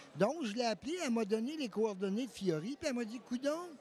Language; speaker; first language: French; native; French